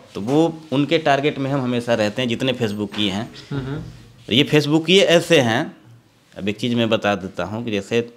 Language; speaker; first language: Hindi; native; Hindi